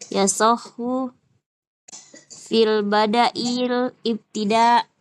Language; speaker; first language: Arabic; non-native, learner; Indonesian